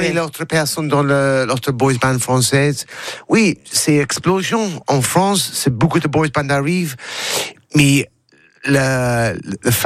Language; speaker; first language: French; non-native, learner; English